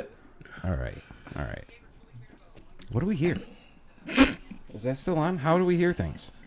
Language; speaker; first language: English; native; English